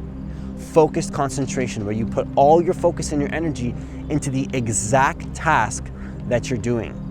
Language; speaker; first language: English; native; English